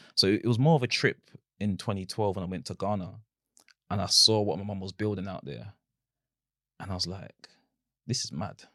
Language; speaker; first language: English; early bilingual, other home language; Akan